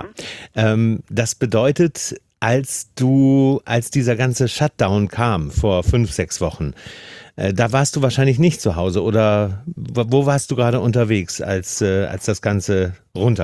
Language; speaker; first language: German; native; German